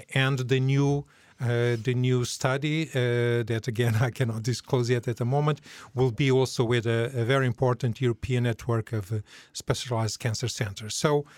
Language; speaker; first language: English; non-native, fluent; Portuguese